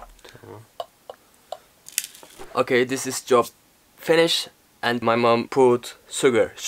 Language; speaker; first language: English; non-native, learner; Turkish